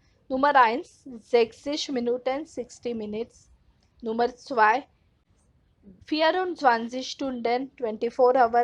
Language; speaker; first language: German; non-native, fluent; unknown